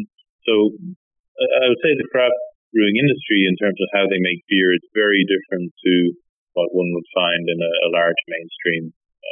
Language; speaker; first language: English; native; English